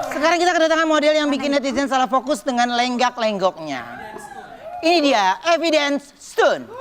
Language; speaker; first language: Indonesian; native; Indonesian